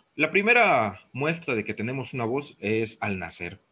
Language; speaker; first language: Spanish; native; Spanish